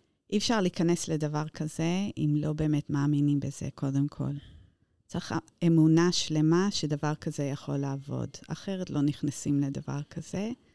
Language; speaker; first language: Hebrew; non-native, fluent; English